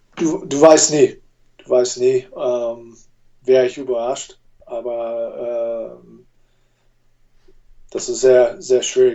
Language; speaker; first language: German; non-native, fluent; English